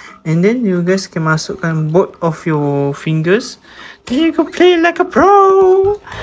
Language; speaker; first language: English; non-native, local second language; Malay